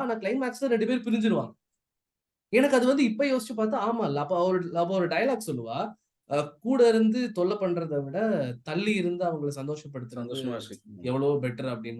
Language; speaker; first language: Tamil; native; Tamil